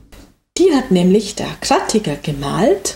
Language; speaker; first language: German; native; German